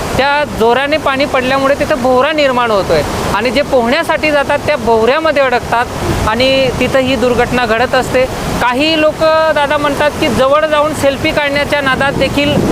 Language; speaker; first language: Marathi; non-native, local second language; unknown